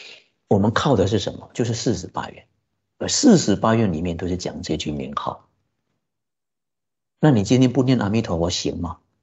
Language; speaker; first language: Chinese; native; Chinese